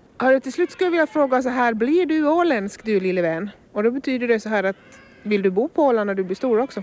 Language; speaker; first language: Swedish; native; Swedish